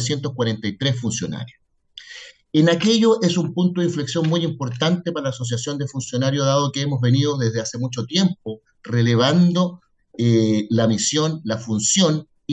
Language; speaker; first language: Spanish; native; Spanish